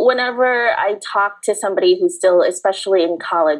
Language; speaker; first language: English; early bilingual, other home language; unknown